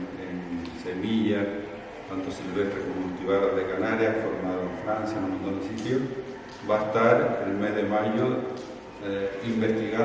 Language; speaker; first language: Spanish; native; Spanish